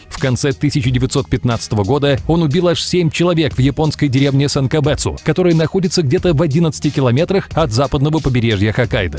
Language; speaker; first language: Russian; native; Russian